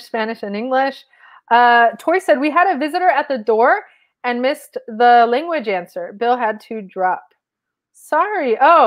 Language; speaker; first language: English; non-native, fluent; Spanish